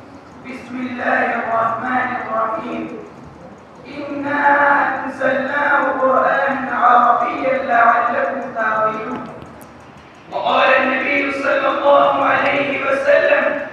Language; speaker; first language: Arabic; non-native, learner; Urdu